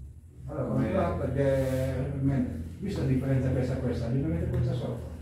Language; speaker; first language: Italian; non-native, learner; Indonesian